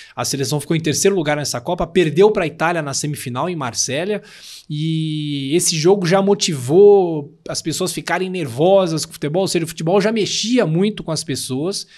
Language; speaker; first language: Portuguese; native; Portuguese